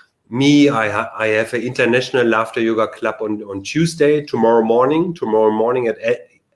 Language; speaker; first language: English; non-native, learner; German